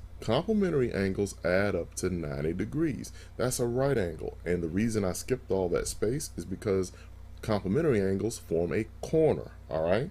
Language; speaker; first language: English; native; English